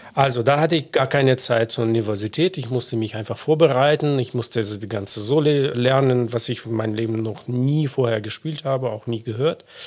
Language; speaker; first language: German; non-native, fluent; Russian